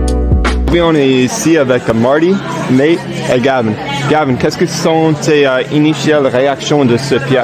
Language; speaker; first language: French; non-native, learner; English